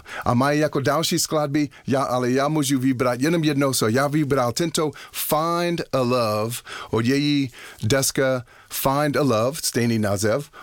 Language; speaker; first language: Czech; non-native, learner; English